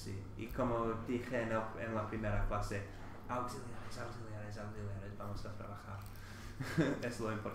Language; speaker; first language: Spanish; non-native, fluent; English